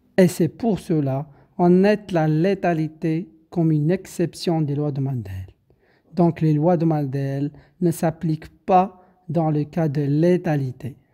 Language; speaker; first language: French; non-native, local second language; Arabic